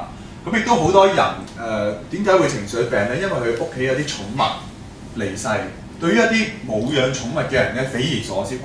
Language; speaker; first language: Cantonese; native; Cantonese